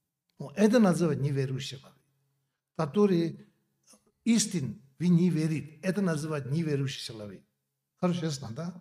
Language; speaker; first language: Russian; non-native, learner; Tibetan